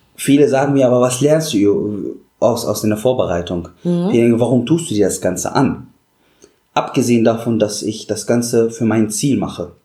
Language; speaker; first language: German; non-native, fluent; Arabic